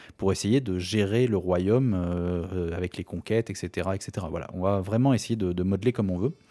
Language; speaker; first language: French; native; French